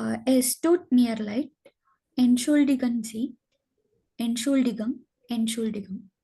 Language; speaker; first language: German; non-native, learner; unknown